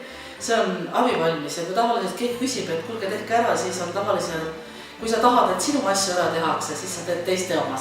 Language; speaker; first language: Estonian; native; Estonian